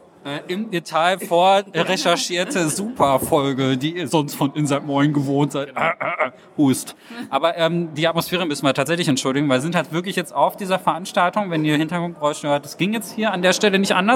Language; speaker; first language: German; native; German